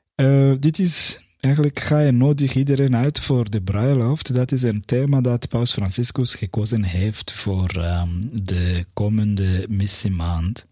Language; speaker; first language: Dutch; non-native, fluent; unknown